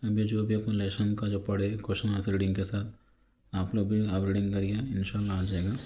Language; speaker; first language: Hindi; non-native, local second language; Telugu